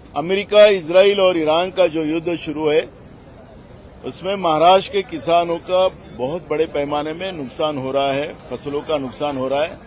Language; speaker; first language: Hindi; non-native, local second language; Marathi